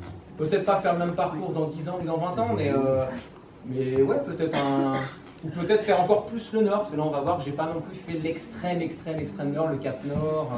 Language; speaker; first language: French; native; French